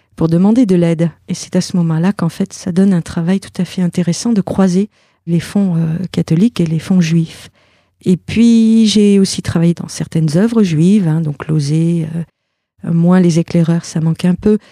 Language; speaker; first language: French; native; French